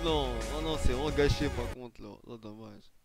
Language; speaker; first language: French; native; French